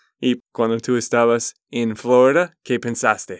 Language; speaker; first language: Spanish; non-native, learner; English